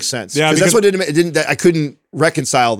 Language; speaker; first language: English; native; English